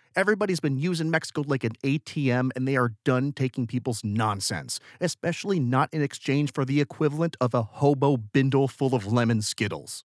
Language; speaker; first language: English; native; English